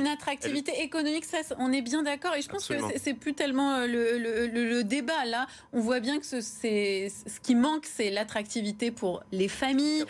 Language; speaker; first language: French; native; French